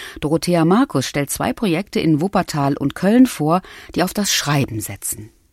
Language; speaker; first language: German; native; German